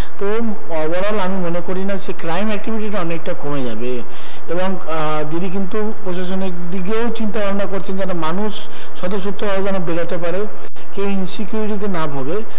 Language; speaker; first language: Bangla; native; Bangla